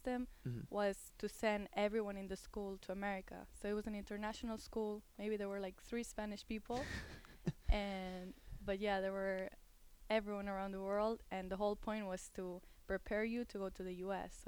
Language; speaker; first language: English; non-native, fluent; Spanish